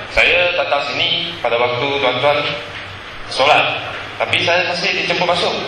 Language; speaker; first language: Malay; non-native, local second language; Chinese